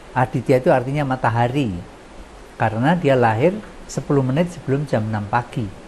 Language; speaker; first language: Indonesian; non-native, local second language; Javanese